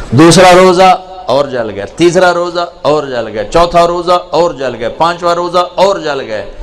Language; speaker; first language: Urdu; non-native, local second language; Punjabi